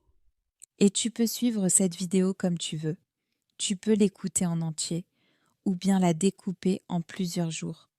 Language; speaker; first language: French; native; French